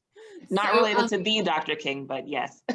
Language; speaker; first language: English; native; English